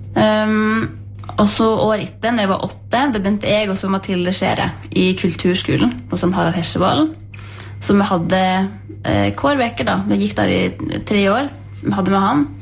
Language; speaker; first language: Norwegian; native; Norwegian